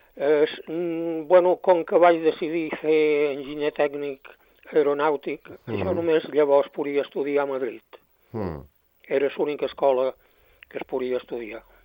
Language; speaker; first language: Catalan; native; Catalan